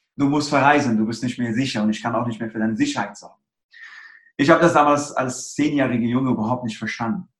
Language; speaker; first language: German; early bilingual, other home language; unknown